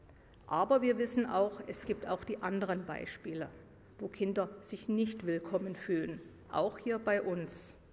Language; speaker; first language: German; native; German